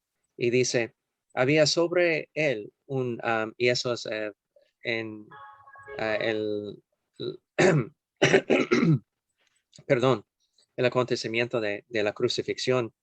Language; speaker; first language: Spanish; non-native, fluent; English